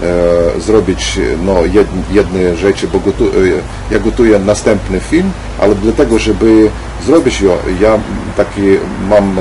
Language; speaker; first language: Polish; non-native, learner; Ukrainian